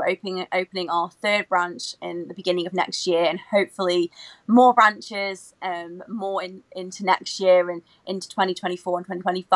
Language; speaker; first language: English; native; English